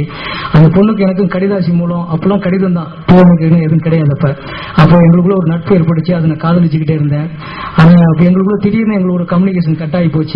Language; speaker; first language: Tamil; native; Tamil